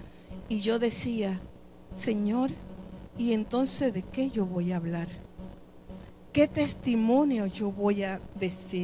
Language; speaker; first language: Spanish; native; Spanish